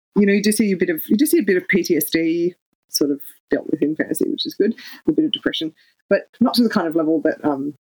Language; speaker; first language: English; native; English